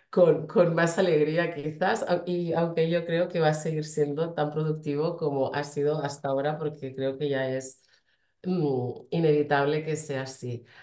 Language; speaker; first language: Spanish; non-native, local second language; Catalan